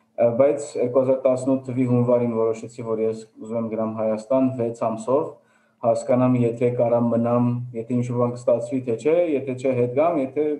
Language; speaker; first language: Armenian; early bilingual, heritage; Armenian